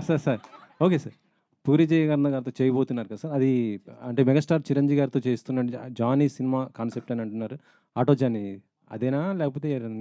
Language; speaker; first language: Telugu; native; Telugu